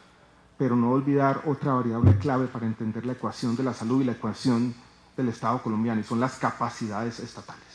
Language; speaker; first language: Spanish; native; Spanish